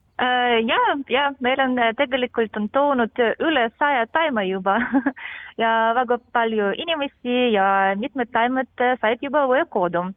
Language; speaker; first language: Estonian; non-native, learner; Ukrainian